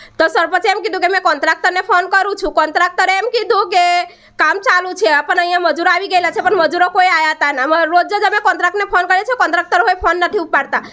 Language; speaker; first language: Gujarati; native; Gujarati